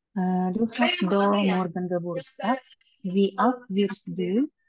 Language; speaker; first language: German; non-native, learner; Indonesian